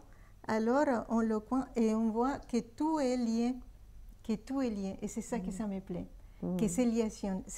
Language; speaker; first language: French; non-native, fluent; Spanish